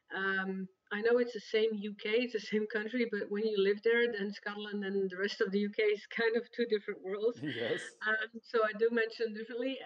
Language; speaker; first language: English; non-native, fluent; Dutch